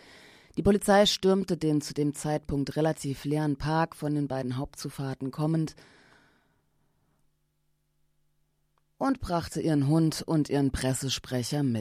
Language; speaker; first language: German; native; German